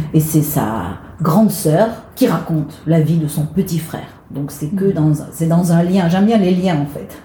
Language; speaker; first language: French; native; French